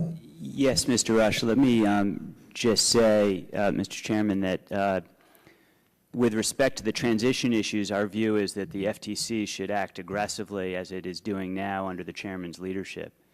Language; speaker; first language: English; native; English